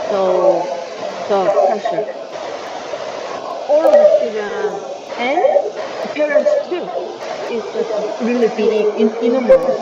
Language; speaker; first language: English; non-native, learner; Korean